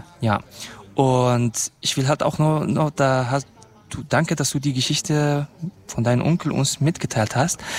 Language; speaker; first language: German; non-native, fluent; Kurdish